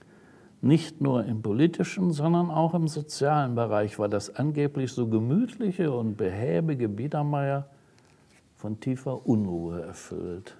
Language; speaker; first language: German; native; German